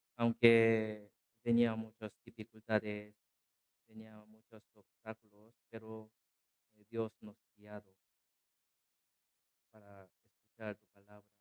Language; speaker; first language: Spanish; non-native, learner; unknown